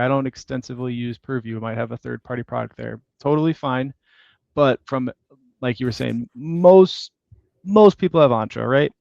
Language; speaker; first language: English; native; English